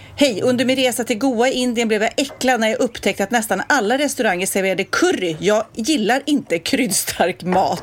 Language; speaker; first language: Swedish; native; Swedish